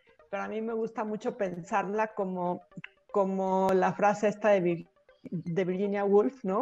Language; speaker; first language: Spanish; native; Spanish